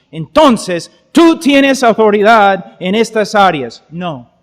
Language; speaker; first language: Spanish; non-native, fluent; English